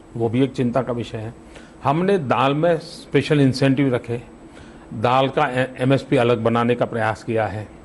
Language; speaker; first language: Hindi; non-native, local second language; Gujarati